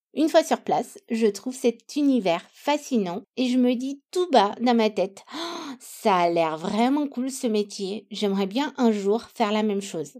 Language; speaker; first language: French; non-native, fluent; Romanian